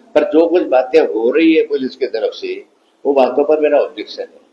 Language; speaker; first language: Hindi; non-native, local second language; Marathi